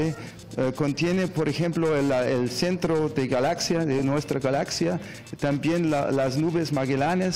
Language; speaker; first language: Spanish; non-native, fluent; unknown